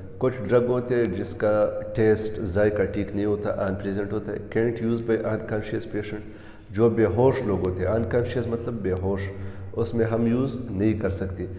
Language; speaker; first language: Urdu; non-native, local second language; Pashto